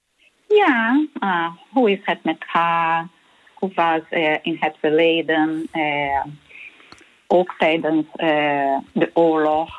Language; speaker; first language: Dutch; non-native, learner; Portuguese